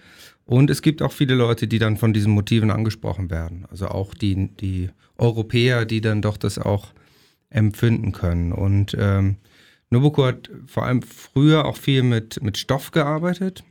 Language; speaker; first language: German; native; German